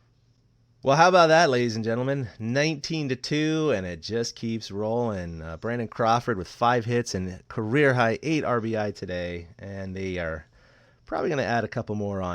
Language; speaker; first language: English; native; English